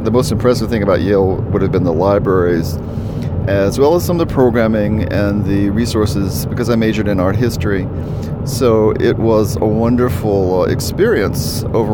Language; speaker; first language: English; native; English